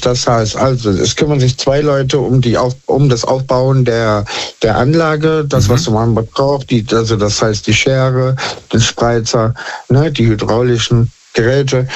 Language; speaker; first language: German; non-native, local second language; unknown